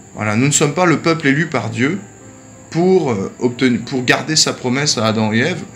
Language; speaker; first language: French; native; French